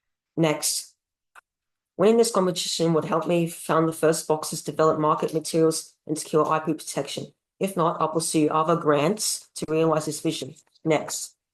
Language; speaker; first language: English; native; English